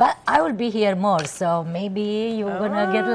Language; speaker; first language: English; non-native, fluent; Romanian